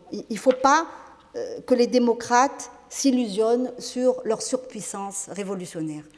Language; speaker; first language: French; non-native, local second language; Arabic